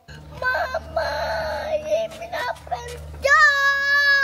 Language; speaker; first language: Swedish; early bilingual, heritage; Swedish